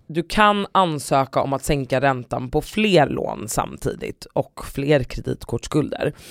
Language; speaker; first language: Swedish; native; Swedish